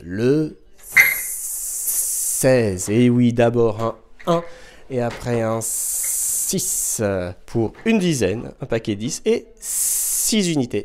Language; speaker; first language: French; native; French